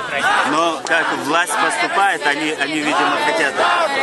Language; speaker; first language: Russian; non-native, local second language; Chechen